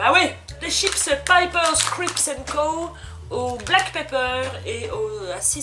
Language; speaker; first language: French; native; French